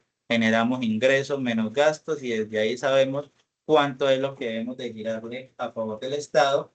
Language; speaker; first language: Spanish; native; Spanish